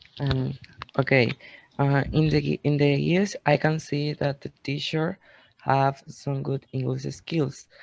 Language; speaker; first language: English; non-native, learner; Spanish